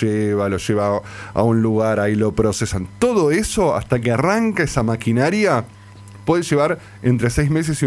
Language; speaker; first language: Spanish; native; Spanish